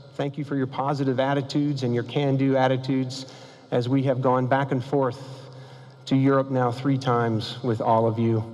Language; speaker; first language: English; native; English